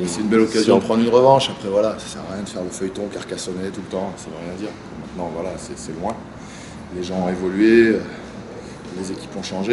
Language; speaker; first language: French; native; French